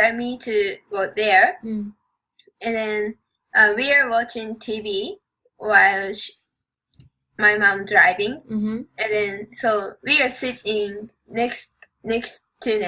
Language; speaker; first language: English; non-native, learner; Japanese